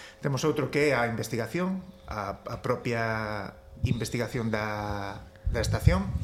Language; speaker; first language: Galician; native; Galician